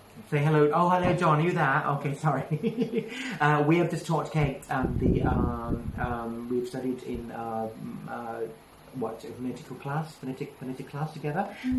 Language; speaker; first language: English; non-native, fluent; Thai